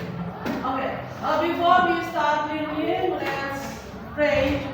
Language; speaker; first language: English; non-native, learner; Indonesian